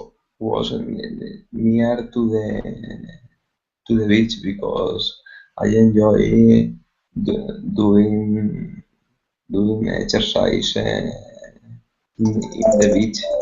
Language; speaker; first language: English; non-native, learner; Spanish